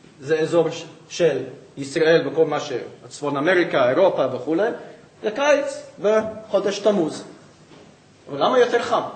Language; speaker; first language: Hebrew; non-native, fluent; English